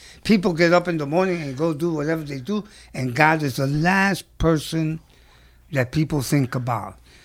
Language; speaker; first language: English; early bilingual, other home language; Spanish